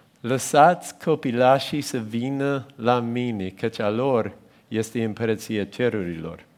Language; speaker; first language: Romanian; non-native, fluent; English